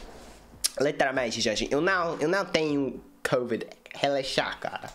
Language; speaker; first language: Portuguese; non-native, learner; English